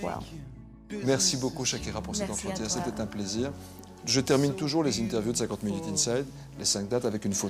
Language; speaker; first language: French; early bilingual, other home language; Greek